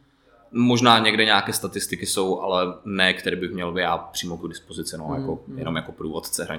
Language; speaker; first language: Czech; native; Czech